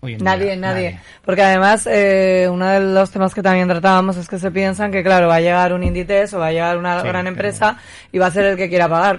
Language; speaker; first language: Spanish; native; Spanish